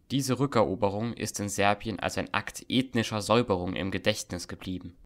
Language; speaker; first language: German; native; German